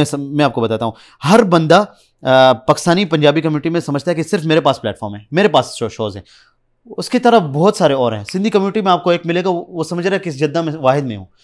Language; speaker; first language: Urdu; early bilingual, heritage; Urdu